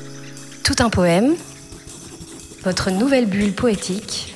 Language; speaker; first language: French; native; French